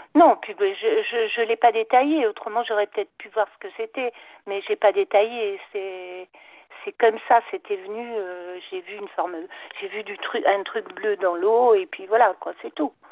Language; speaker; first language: French; native; French